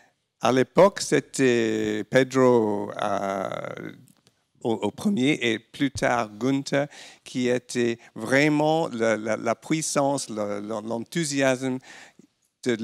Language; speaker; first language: French; non-native, fluent; English